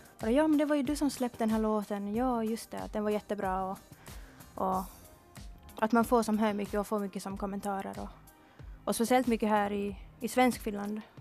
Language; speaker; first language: Swedish; native; Swedish